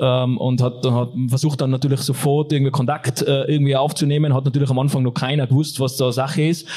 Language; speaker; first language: German; native; German